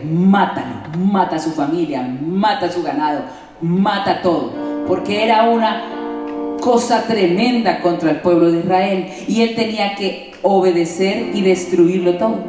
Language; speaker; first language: Spanish; native; Spanish